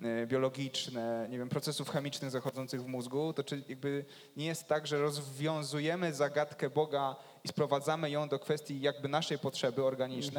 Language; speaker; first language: Polish; native; Polish